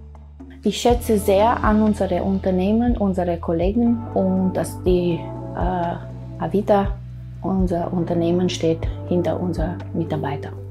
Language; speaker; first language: German; non-native, fluent; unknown